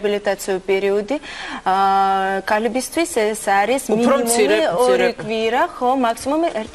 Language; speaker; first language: Georgian; non-native, learner; Russian